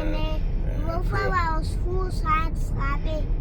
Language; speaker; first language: Danish; early bilingual, other home language; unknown